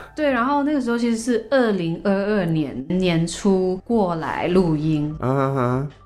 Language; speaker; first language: Chinese; non-native, local second language; Cantonese